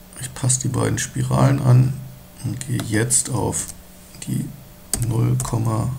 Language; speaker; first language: German; native; German